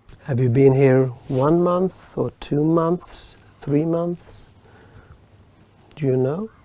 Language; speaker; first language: English; non-native, fluent; Swedish